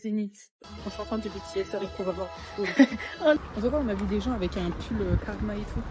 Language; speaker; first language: French; native; French